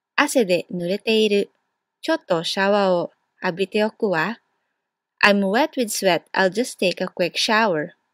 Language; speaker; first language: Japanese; non-native, fluent; Burmese